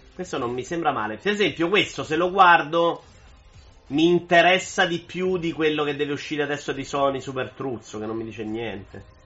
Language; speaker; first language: Italian; native; Italian